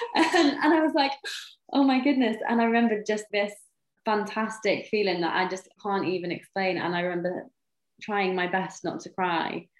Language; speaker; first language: English; native; English